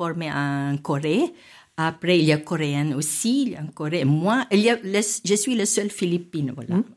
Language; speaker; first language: French; non-native, fluent; Filipino